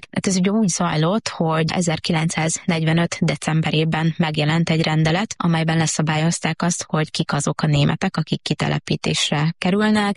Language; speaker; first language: Hungarian; native; Hungarian